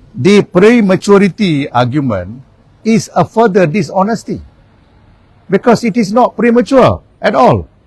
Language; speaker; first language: English; non-native, local second language; Malay